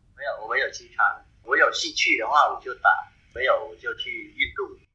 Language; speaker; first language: Chinese; non-native, learner; Vietnamese